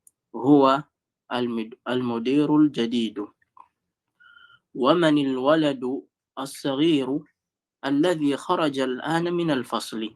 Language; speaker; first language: Arabic; non-native, fluent; Filipino